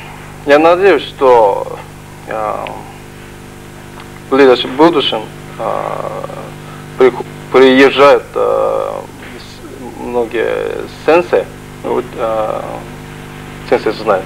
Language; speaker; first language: Russian; non-native, learner; Japanese